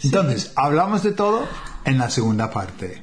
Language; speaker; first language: Spanish; non-native, fluent; English